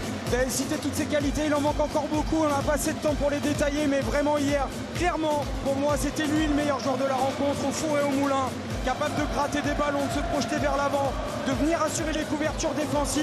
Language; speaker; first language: French; native; French